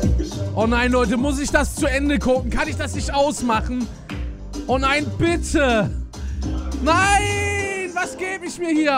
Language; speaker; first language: German; native; German